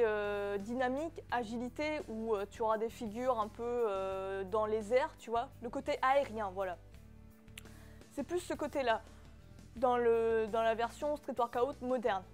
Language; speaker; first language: French; native; French